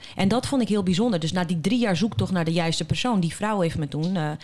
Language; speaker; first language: Dutch; early bilingual, other home language; Bosnian